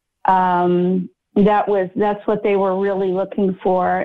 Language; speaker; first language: English; native; English